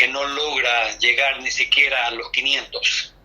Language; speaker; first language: Spanish; native; Spanish